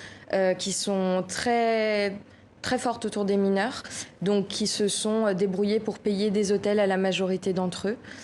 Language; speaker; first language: French; native; French